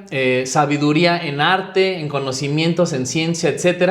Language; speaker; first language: Spanish; native; Spanish